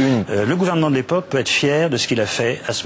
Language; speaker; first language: French; native; French